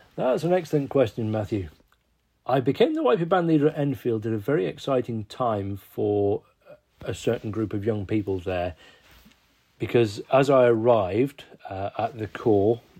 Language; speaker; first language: English; native; English